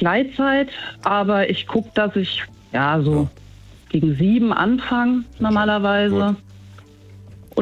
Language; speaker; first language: German; native; German